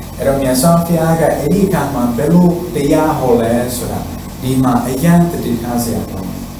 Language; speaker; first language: Burmese; non-native, fluent; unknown